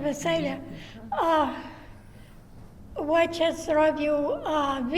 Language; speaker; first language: Polish; early bilingual, heritage; Polish